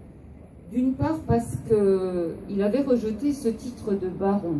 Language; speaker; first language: French; native; French